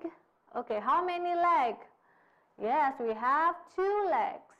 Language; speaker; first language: English; non-native, fluent; Indonesian